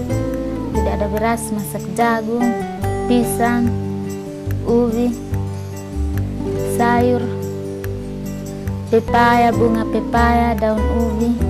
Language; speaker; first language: Indonesian; non-native, local second language; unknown